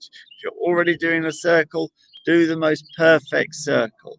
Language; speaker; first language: English; native; English